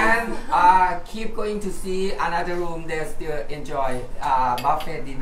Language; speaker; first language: English; non-native, learner; Thai